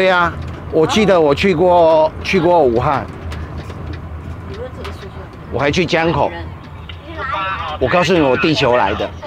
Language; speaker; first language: Chinese; native; Chinese